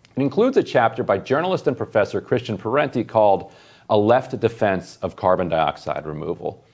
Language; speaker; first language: English; native; English